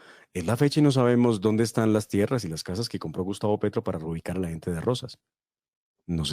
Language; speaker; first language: Spanish; native; Spanish